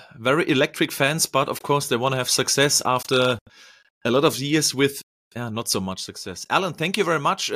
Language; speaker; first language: English; non-native, fluent; German